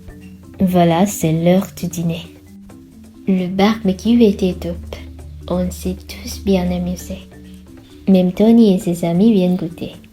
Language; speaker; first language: French; non-native, fluent; Sinhala